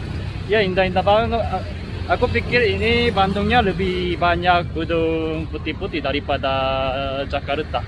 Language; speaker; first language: Indonesian; non-native, learner; Korean